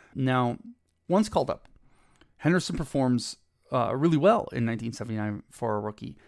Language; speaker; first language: English; native; English